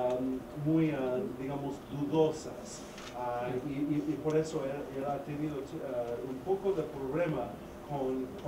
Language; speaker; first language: Spanish; non-native, fluent; English